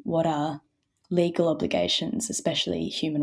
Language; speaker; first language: English; native; English